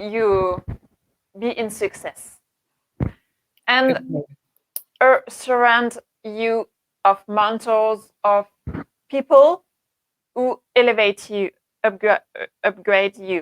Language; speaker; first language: English; non-native, learner; French